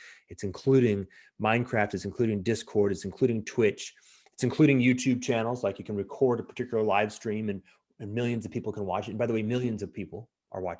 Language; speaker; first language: English; native; English